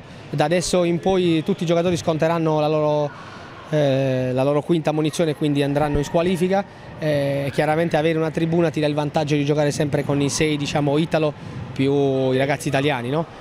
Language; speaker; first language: Italian; native; Italian